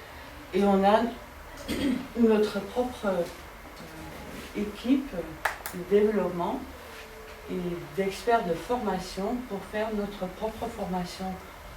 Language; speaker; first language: French; non-native, fluent; Dutch